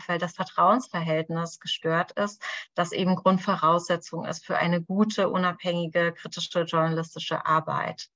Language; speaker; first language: German; native; German